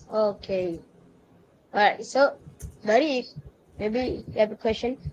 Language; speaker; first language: English; non-native, learner; Indonesian